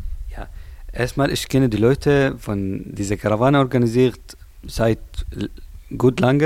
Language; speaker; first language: German; non-native, learner; Arabic